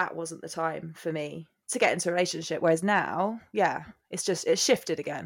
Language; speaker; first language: English; native; English